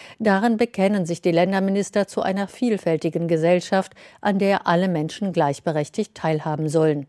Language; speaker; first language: German; native; German